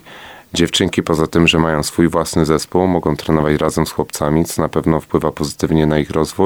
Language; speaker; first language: Polish; native; Polish